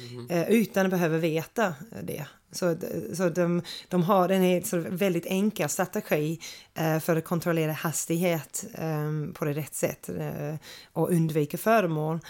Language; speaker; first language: Swedish; non-native, fluent; English